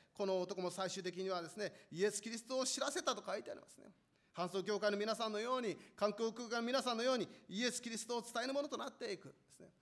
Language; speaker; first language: Japanese; non-native, fluent; Korean